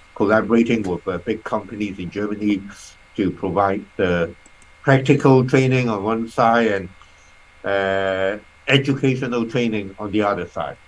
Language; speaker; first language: English; non-native, local second language; Cantonese